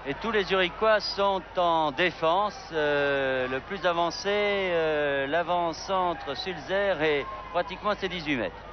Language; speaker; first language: French; native; French